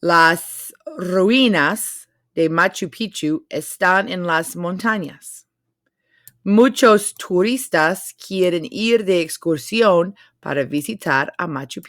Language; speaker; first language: Spanish; non-native, fluent; English